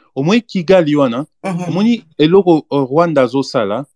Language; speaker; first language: French; non-native, local second language; Lingala